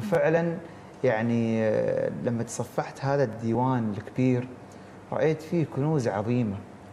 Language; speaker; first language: Arabic; native; Arabic